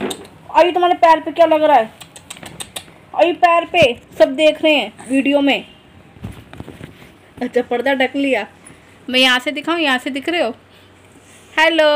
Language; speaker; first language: Hindi; native; Hindi